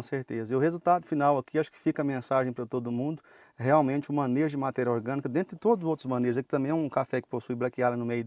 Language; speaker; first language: Portuguese; native; Portuguese